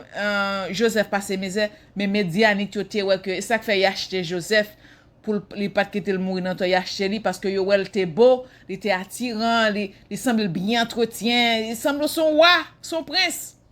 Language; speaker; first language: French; non-native, local second language; Haitian Creole